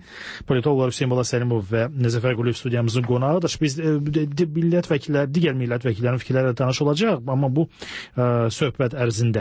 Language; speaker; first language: Azerbaijani; native; Azerbaijani